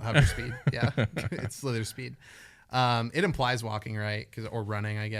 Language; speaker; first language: English; native; English